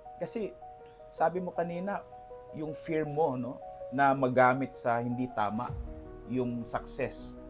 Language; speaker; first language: Filipino; native; Filipino